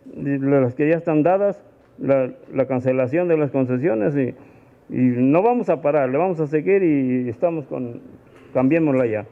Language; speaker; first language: Spanish; native; Spanish